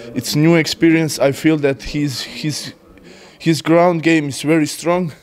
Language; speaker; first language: English; non-native, learner; Bosnian